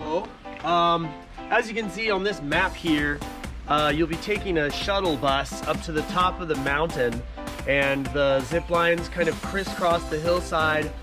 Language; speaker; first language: English; native; English